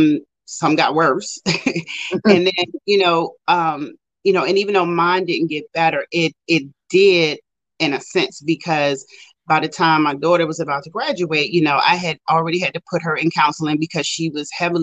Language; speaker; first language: English; native; English